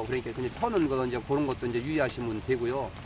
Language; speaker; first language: Korean; native; Korean